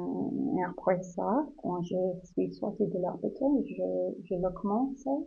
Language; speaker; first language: French; non-native, learner; English